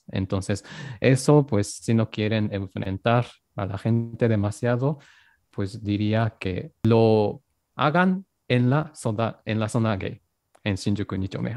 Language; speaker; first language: Spanish; non-native, fluent; Japanese